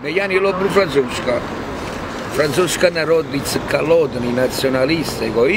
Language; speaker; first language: Russian; non-native, learner; Italian